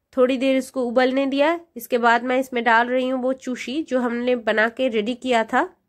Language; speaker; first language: Hindi; non-native, local second language; Bangla